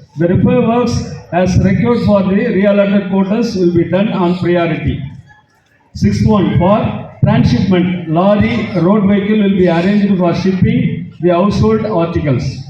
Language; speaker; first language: English; non-native, local second language; Tamil